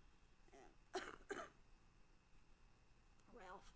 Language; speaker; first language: English; native; English